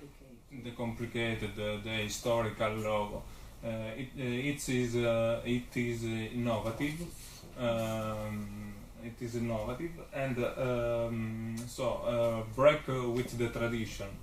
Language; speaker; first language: English; non-native, learner; Italian